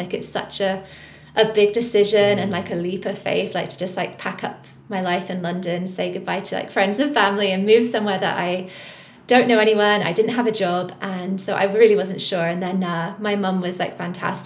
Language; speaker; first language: English; native; English